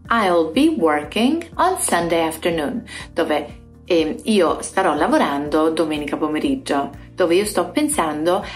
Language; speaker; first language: Italian; native; Italian